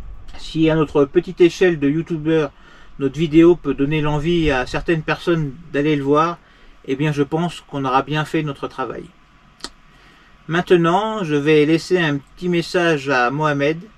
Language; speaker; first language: French; native; French